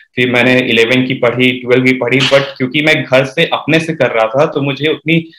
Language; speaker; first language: Hindi; native; Hindi